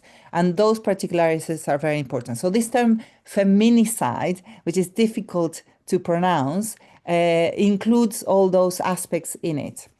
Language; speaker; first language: English; non-native, fluent; Spanish